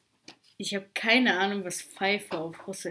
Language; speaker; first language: German; early bilingual, other home language; Russian